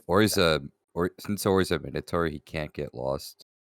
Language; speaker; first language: English; native; English